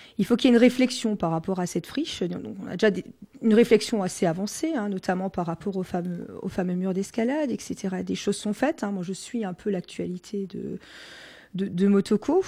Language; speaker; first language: French; non-native, local second language; Swiss German